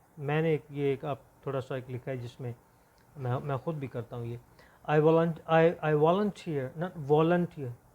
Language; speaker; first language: Urdu; non-native, local second language; Punjabi